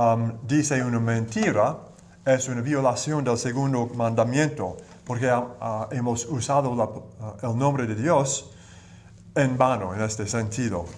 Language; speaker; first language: Spanish; non-native, learner; English